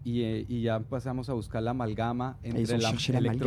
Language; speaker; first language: Spanish; native; Spanish